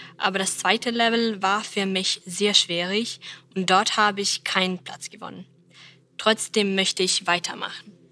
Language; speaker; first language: German; non-native, learner; Serbian